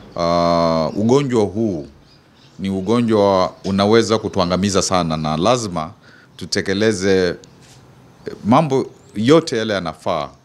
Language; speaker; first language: Swahili; non-native, local second language; Kamba